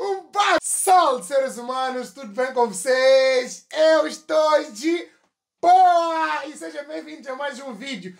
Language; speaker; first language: Portuguese; native; Portuguese